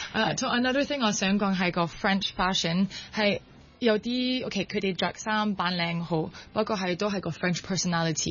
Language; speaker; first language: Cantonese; non-native, local second language; French